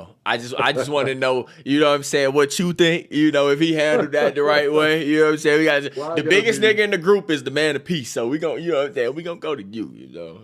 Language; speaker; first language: English; native; English